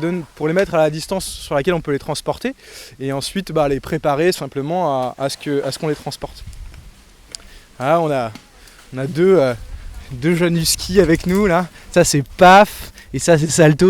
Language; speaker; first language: French; native; French